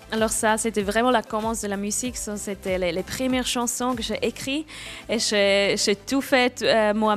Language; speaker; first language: French; non-native, local second language; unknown